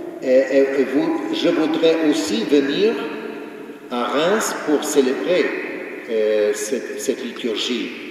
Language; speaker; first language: French; non-native, fluent; Ukrainian